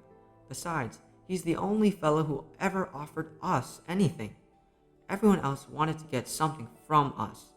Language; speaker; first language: English; native; English